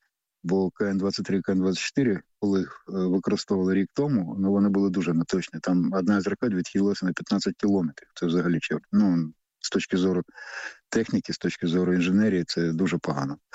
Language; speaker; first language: Ukrainian; native; Ukrainian